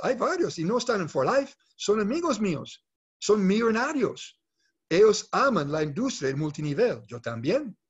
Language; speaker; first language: Spanish; non-native, fluent; English